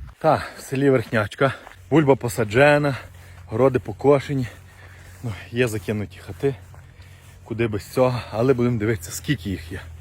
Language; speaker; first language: Ukrainian; native; Ukrainian